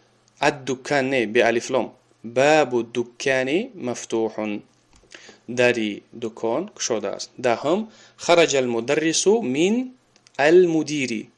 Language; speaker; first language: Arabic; non-native, fluent; Tajik